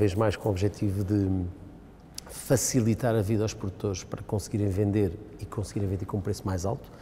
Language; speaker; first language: Portuguese; native; Portuguese